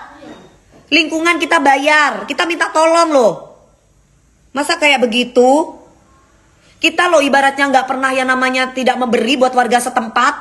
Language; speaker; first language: Indonesian; native; Indonesian